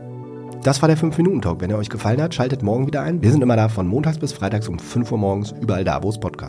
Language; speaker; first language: German; native; German